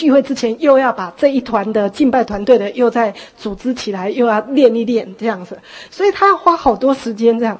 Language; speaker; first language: Chinese; native; Chinese